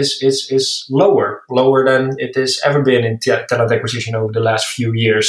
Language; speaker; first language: English; non-native, fluent; Dutch